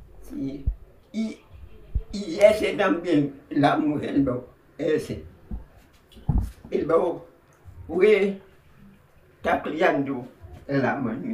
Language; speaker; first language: Spanish; non-native, learner; Haitian Creole